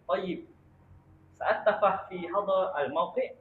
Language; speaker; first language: Arabic; non-native, learner; Malay